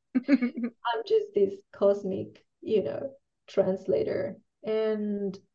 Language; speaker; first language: English; non-native, fluent; Spanish